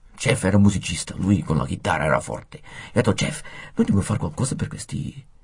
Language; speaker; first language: Italian; native; Italian